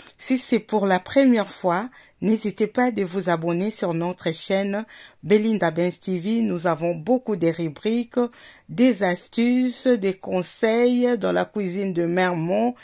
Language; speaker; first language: French; non-native, local second language; Lingala